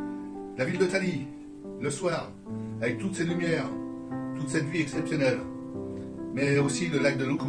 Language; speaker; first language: French; native; French